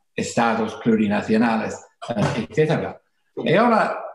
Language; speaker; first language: Spanish; non-native, fluent; English